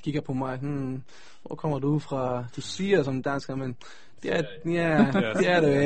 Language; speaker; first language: Danish; non-native, fluent; Hebrew